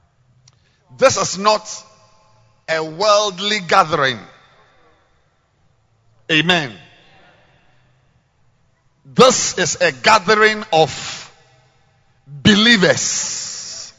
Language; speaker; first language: English; non-native, local second language; Akan